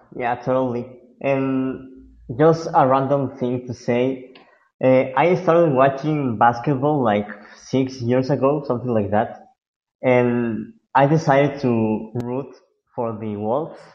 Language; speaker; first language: English; non-native, fluent; Spanish